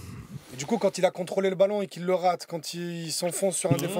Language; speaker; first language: French; native; French